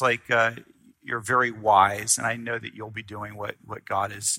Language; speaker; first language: English; native; English